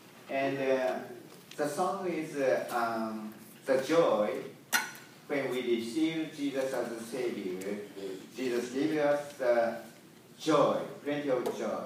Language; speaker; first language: English; non-native, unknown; Japanese